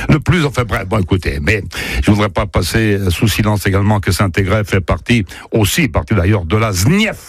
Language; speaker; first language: French; native; French